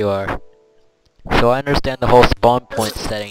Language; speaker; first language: English; native; English